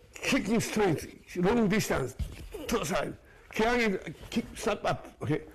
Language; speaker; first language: English; non-native, learner; Japanese